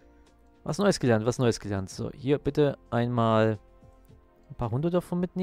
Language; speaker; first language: German; native; German